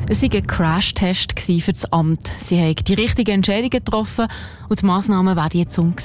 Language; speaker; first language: German; native; German